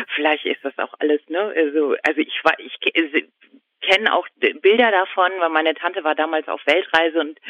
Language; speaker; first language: German; native; German